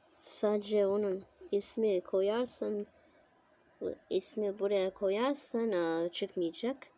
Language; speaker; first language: Turkish; non-native, learner; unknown